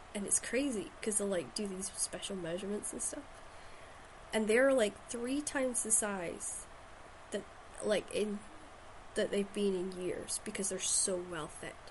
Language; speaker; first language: English; native; English